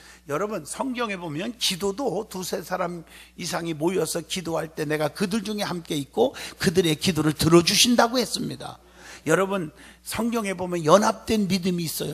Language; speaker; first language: Korean; native; Korean